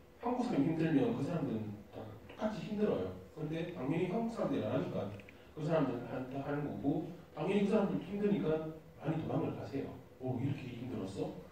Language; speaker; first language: Korean; native; Korean